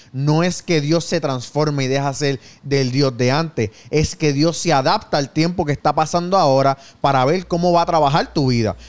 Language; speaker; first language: Spanish; native; Spanish